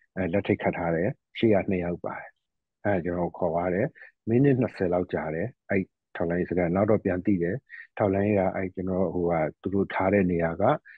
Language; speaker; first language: Burmese; native; Burmese